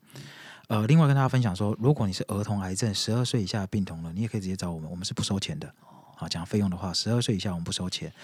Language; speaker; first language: Chinese; native; Chinese